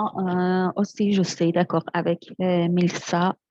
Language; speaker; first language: French; non-native, learner; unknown